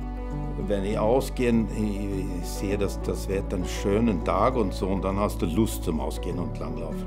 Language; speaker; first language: German; non-native, fluent; Swedish